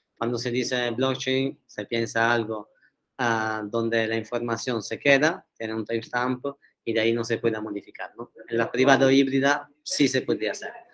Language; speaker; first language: Spanish; non-native, fluent; Italian